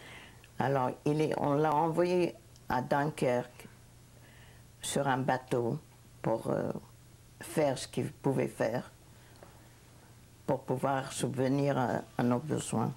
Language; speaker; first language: French; non-native, fluent; Hungarian